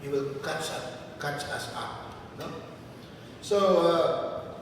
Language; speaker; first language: English; non-native, local second language; Filipino